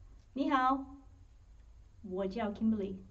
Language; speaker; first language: Chinese; non-native, fluent; English